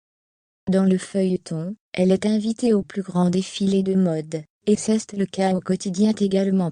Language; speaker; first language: French; native; French